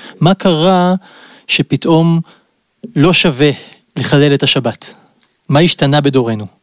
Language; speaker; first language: Hebrew; native; Hebrew